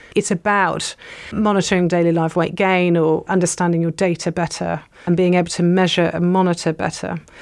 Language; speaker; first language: English; native; English